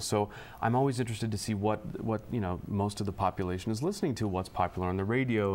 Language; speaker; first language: English; native; English